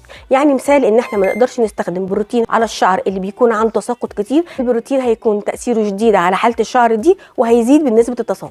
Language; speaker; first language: Arabic; native; Arabic